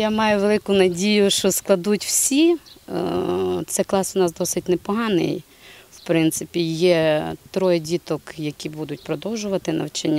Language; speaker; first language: Ukrainian; native; Ukrainian